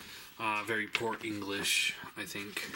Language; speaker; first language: English; native; English